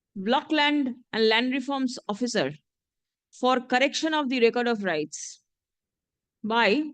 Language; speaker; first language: English; non-native, local second language; Bangla